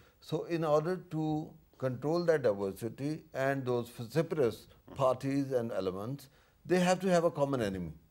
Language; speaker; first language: English; non-native, local second language; Urdu